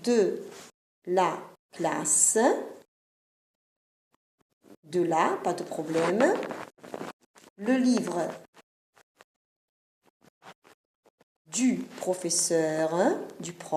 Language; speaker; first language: French; non-native, fluent; Italian